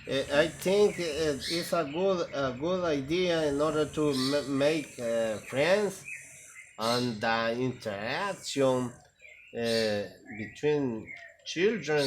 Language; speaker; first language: English; non-native, learner; Spanish